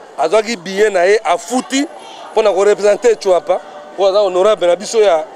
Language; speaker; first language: Lingala; non-native, local second language; Mongo